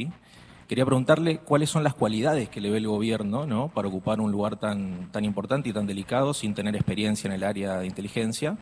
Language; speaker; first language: Spanish; native; Spanish